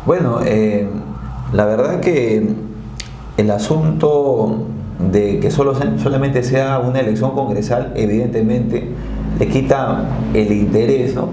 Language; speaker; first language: Spanish; native; Spanish